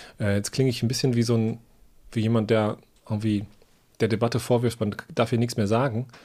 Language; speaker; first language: German; native; German